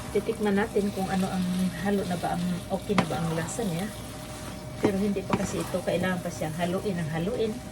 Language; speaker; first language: Filipino; non-native, local second language; Cebuano